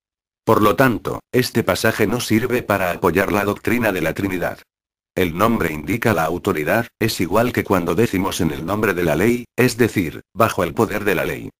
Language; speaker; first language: Spanish; native; Spanish